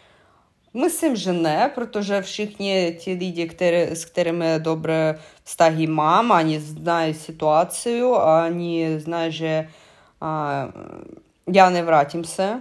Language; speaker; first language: Czech; non-native, fluent; Russian